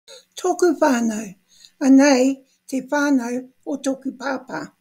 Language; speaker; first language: Māori; non-native, local second language; English